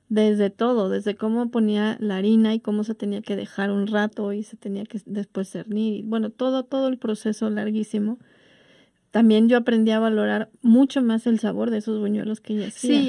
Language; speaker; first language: Spanish; native; Spanish